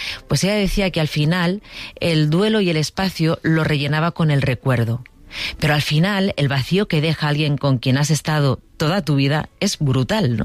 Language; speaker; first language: Spanish; native; Spanish